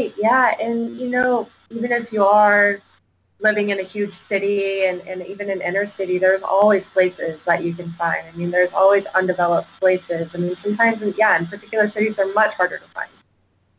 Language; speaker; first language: English; native; English